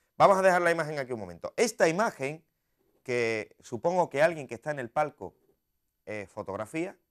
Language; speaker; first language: Spanish; native; Spanish